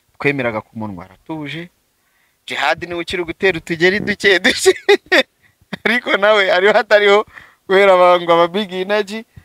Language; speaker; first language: Kinyarwanda; native; Kinyarwanda